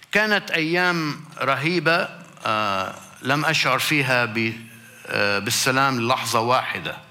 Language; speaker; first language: Arabic; native; Arabic